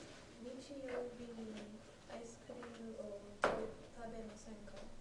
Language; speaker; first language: Japanese; non-native, learner; English